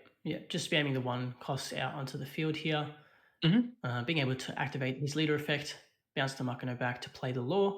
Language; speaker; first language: English; native; English